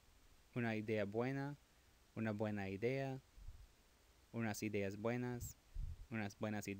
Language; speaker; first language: Spanish; non-native, fluent; English